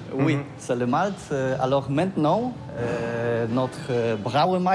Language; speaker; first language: French; non-native, learner; Polish